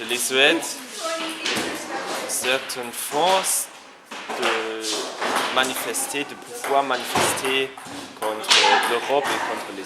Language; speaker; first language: French; non-native, fluent; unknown